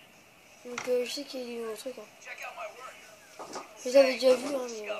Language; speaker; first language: French; native; French